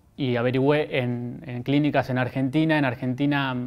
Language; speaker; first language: Spanish; native; Spanish